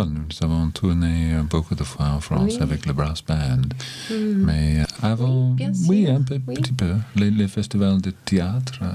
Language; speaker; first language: French; non-native, learner; English